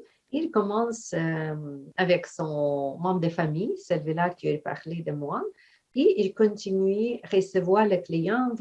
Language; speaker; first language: French; non-native, fluent; Ukrainian